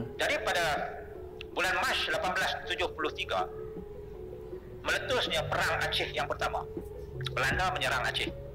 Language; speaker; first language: Malay; native; Malay